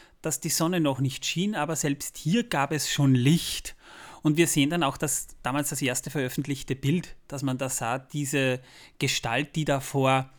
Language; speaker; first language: German; native; German